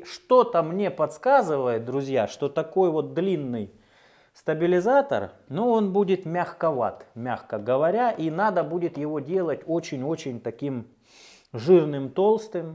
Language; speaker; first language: Russian; native; Russian